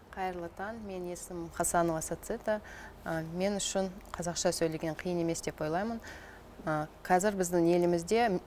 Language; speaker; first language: Kazakh; non-native, local second language; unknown